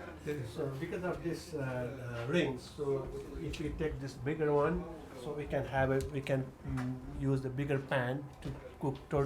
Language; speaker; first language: English; non-native, fluent; Nepali